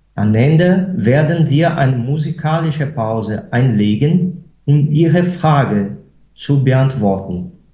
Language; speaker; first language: German; non-native, fluent; Portuguese